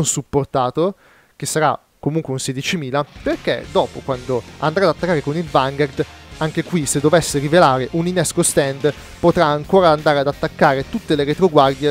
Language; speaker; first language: Italian; native; Italian